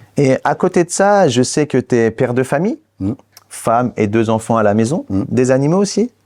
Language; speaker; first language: French; native; French